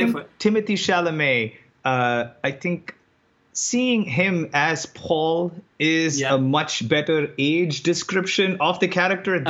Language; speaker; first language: English; non-native, local second language; Tamil